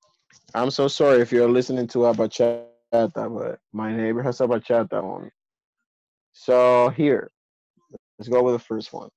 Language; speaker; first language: English; non-native, fluent; Spanish